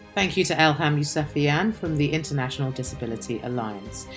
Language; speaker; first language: English; native; English